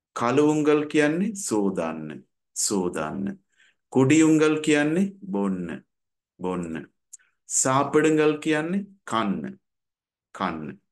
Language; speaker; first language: Sinhala; non-native, local second language; Tamil